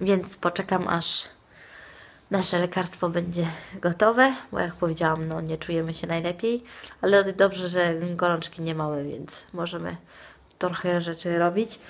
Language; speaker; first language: Polish; non-native, fluent; Italian